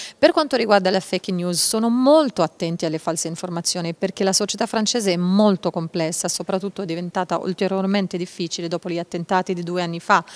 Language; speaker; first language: Italian; non-native, fluent; Hebrew